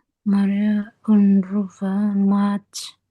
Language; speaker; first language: German; non-native, learner; Indonesian